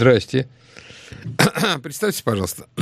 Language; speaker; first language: Russian; native; Russian